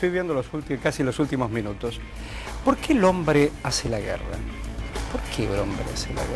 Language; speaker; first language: Spanish; native; Spanish